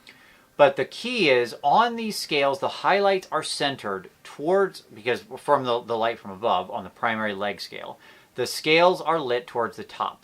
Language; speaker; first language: English; native; English